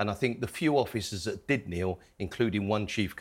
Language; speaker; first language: English; native; English